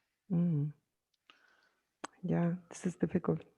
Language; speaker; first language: English; non-native, learner; Spanish